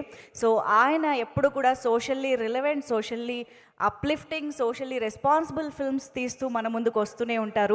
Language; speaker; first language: Telugu; native; Telugu